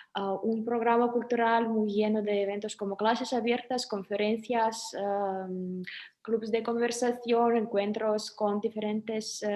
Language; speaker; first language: Spanish; non-native, fluent; Russian